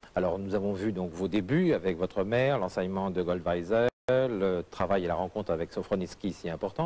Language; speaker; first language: French; native; French